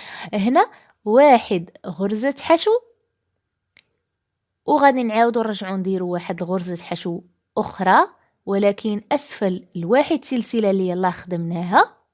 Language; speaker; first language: Arabic; native; Arabic